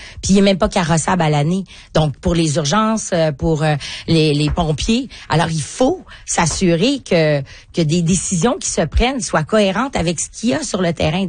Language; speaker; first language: French; native; French